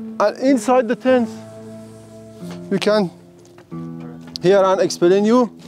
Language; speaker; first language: English; non-native, learner; Persian